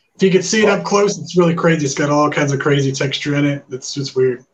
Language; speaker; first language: English; native; English